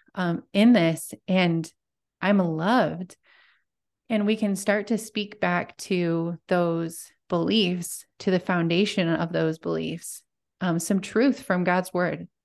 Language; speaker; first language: English; native; English